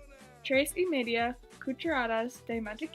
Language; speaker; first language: Spanish; non-native, learner; English